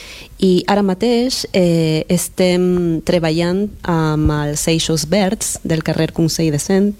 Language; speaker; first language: Catalan; non-native, fluent; Spanish